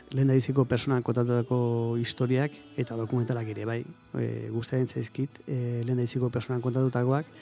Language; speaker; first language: Basque; native; Basque